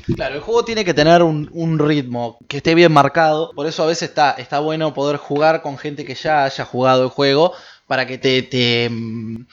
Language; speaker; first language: Spanish; native; Spanish